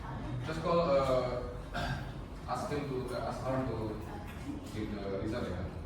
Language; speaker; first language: English; non-native, fluent; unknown